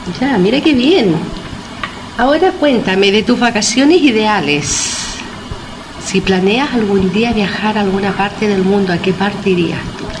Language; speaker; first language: Spanish; native; Spanish